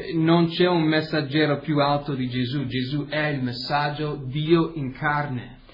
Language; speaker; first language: Italian; early bilingual, heritage; Italian